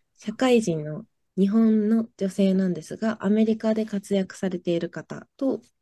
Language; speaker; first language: Japanese; native; Japanese